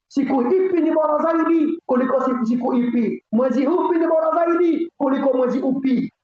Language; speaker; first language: Swahili; native; Swahili